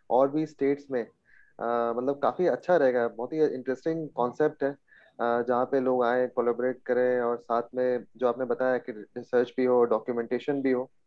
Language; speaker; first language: Hindi; native; Hindi